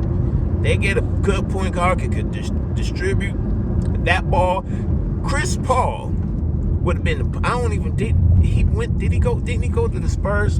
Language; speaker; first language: English; native; English